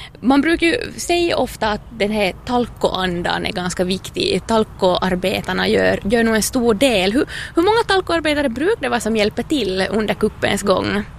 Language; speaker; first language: Swedish; native; Swedish